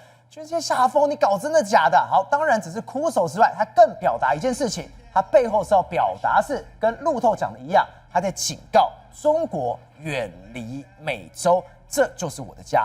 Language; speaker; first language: Chinese; native; Chinese